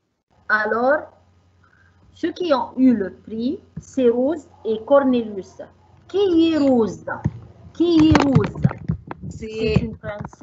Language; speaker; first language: French; non-native, fluent; Arabic